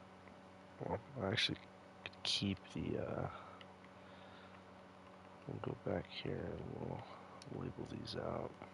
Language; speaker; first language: English; native; English